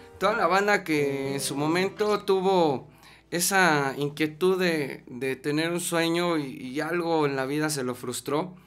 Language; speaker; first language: Spanish; native; Spanish